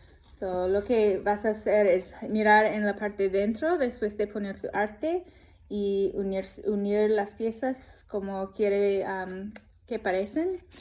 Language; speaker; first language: Spanish; non-native, learner; English